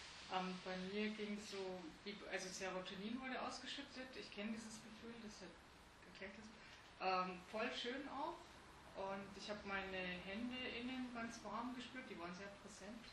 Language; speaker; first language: German; native; German